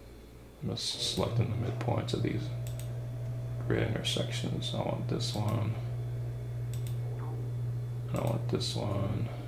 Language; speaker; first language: English; native; English